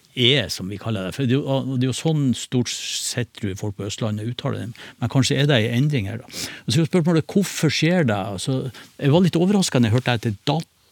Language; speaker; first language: Norwegian; native; Norwegian